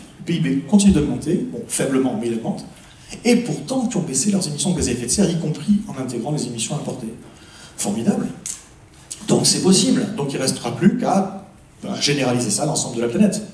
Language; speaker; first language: French; native; French